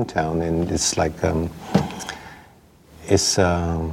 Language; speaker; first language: English; non-native, local second language; Wu Chinese